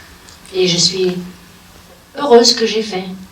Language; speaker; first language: French; non-native, fluent; German